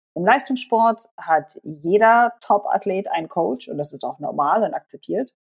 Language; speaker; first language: German; non-native, local second language; Polish